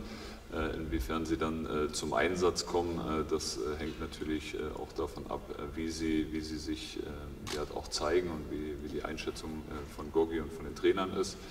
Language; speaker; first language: German; native; German